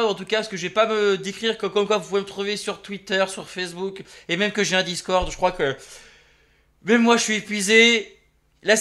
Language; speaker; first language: French; native; French